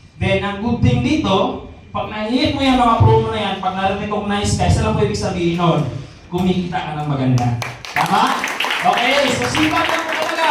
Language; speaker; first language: Filipino; non-native, local second language; Masbatenyo